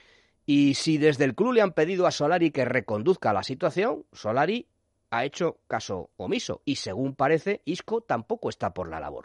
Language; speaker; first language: Spanish; native; Spanish